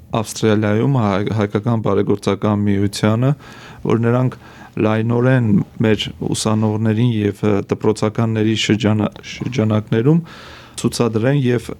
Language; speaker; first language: Armenian; native; Armenian